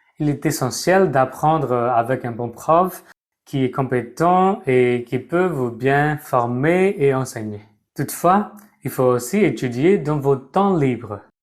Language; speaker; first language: French; non-native, fluent; Burmese